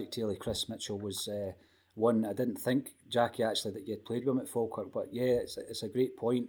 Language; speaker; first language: English; native; English